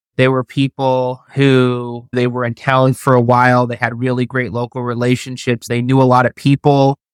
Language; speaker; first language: English; native; English